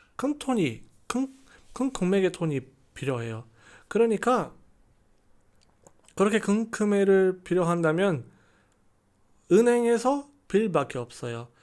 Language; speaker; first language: Korean; non-native, learner; Chinese